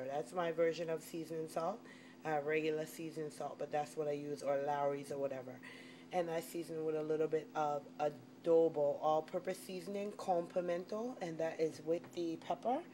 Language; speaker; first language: English; native; English